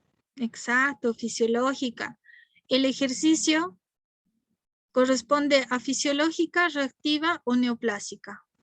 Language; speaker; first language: Spanish; native; Spanish